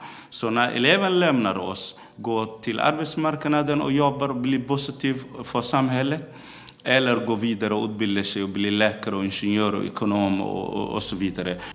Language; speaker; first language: Swedish; non-native, learner; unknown